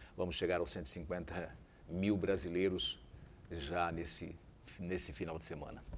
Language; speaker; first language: Portuguese; native; Portuguese